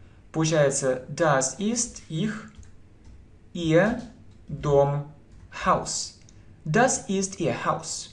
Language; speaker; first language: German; non-native, fluent; Russian